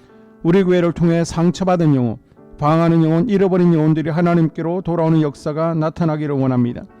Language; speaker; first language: Korean; native; Korean